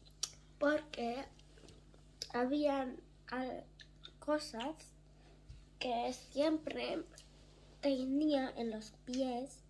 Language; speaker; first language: Spanish; early bilingual, heritage; German